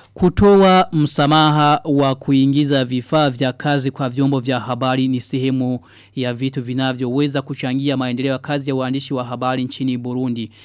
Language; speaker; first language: Swahili; non-native, local second language; Rundi